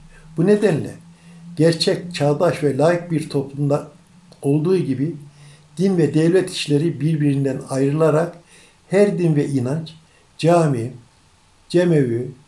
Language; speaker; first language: Turkish; native; Turkish